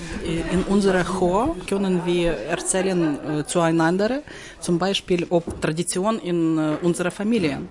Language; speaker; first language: German; non-native, learner; Ukrainian